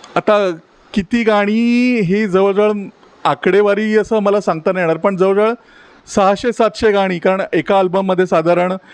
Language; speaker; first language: Marathi; native; Marathi